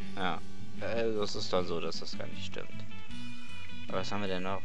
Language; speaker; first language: German; native; German